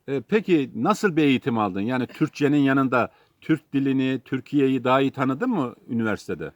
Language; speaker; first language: Turkish; native; Turkish